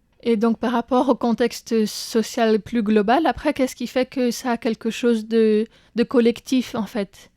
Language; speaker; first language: French; native; French